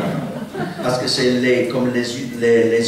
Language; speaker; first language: French; non-native, fluent; English